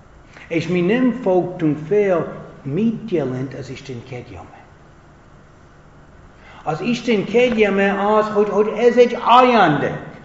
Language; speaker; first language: Hungarian; non-native, fluent; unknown